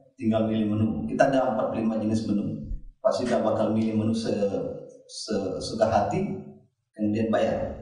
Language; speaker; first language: Indonesian; native; Indonesian